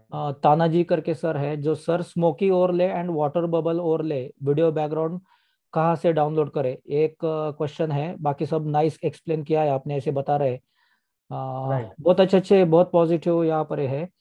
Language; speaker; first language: Hindi; non-native, local second language; Marathi